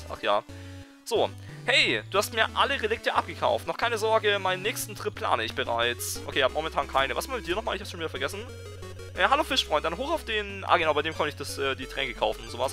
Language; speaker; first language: German; native; German